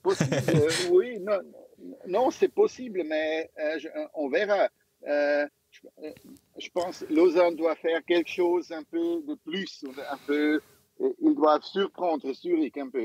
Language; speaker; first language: French; non-native, local second language; German